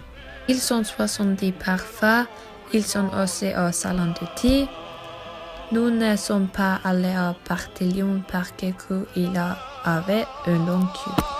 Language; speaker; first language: French; non-native, learner; Icelandic